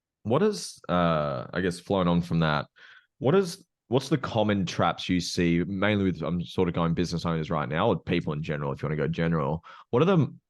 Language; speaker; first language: English; native; English